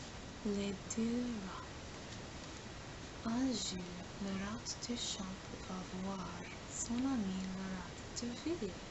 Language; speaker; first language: French; non-native, learner; English